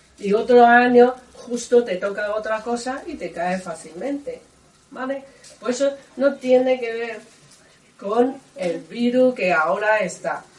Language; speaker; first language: Spanish; non-native, learner; Chinese